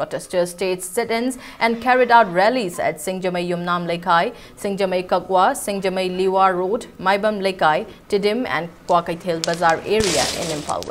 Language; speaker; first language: English; non-native, local second language; Manipuri